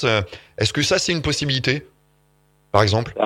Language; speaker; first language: French; native; French